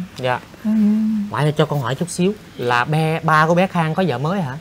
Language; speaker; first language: Vietnamese; native; Vietnamese